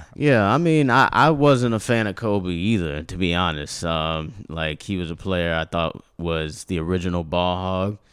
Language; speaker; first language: English; native; English